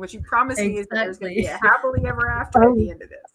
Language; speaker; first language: English; native; English